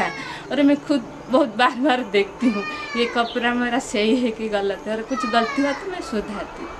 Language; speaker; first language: Hindi; non-native, local second language; Odia